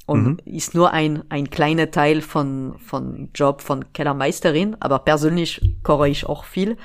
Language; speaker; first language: German; non-native, fluent; French